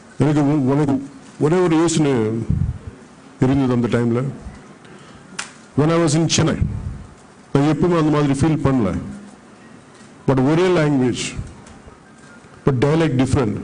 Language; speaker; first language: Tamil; non-native, local second language; Telugu